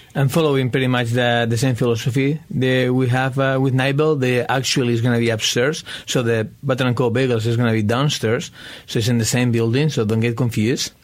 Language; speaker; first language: English; non-native, fluent; Spanish